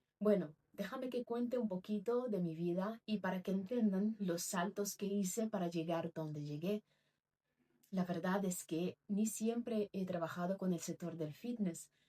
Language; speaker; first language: Spanish; non-native, fluent; Portuguese